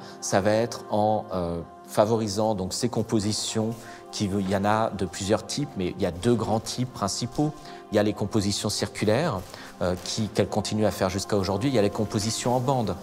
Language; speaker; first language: French; native; French